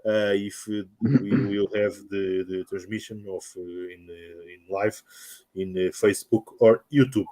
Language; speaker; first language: English; non-native, learner; Portuguese